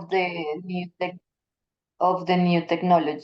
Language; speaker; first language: English; non-native, learner; Spanish